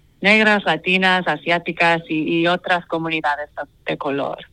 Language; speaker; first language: Spanish; non-native, fluent; English